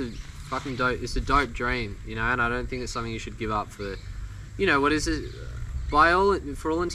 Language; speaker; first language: English; native; English